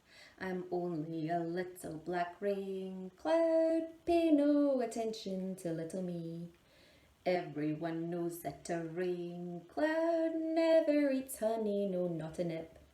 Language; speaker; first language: English; native; English